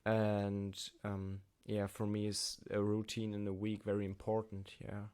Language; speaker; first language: English; non-native, learner; German